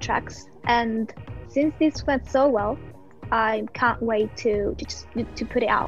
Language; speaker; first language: English; non-native, fluent; Italian